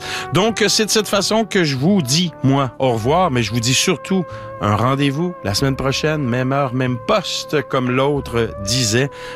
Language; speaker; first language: French; native; French